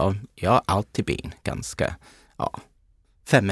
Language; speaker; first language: Swedish; non-native, learner; English